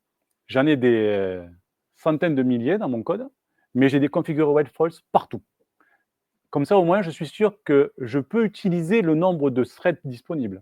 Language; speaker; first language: French; native; French